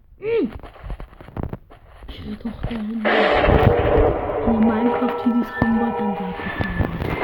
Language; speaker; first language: German; early bilingual, other home language; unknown